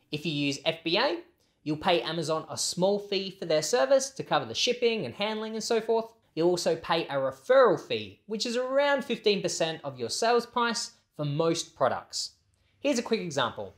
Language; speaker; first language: English; native; English